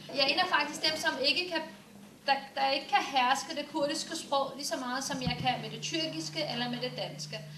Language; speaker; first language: Danish; early bilingual, other home language; Turkish